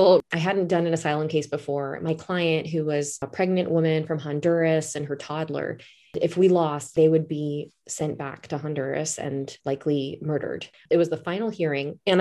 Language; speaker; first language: English; native; English